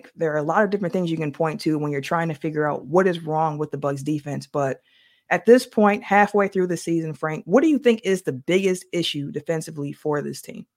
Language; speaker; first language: English; native; English